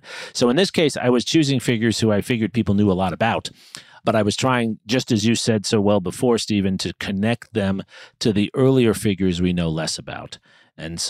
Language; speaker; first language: English; native; English